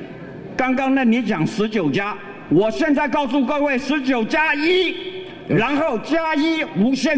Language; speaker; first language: Chinese; native; Chinese